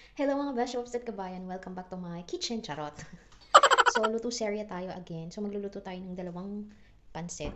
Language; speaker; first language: Filipino; native; Filipino